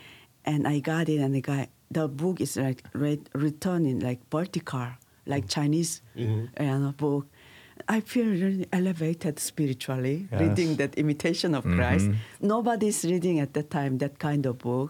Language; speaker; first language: English; non-native, learner; Korean